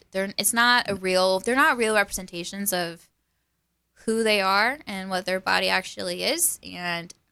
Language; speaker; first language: English; native; English